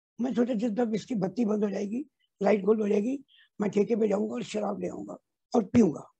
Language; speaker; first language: Hindi; non-native, local second language; Punjabi